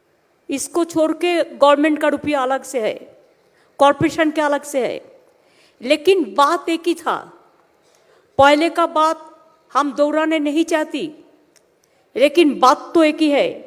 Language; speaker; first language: Hindi; non-native, local second language; Bangla